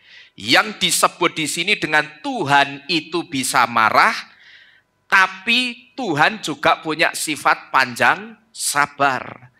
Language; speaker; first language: Indonesian; native; Indonesian